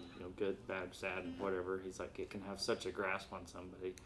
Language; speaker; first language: English; native; English